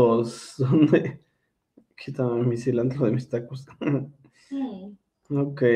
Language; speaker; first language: Spanish; native; Spanish